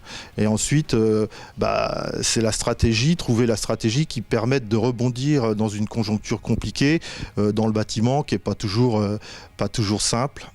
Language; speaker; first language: French; native; French